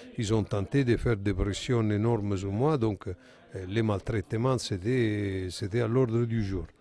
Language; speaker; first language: French; non-native, fluent; Italian